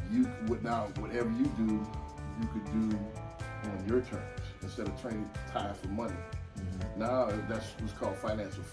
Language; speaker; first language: English; native; English